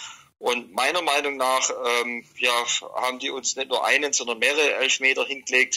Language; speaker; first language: German; native; German